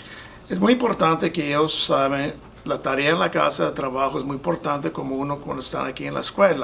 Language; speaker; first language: Spanish; non-native, fluent; English